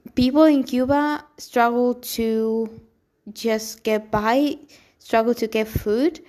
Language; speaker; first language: English; non-native, fluent; Spanish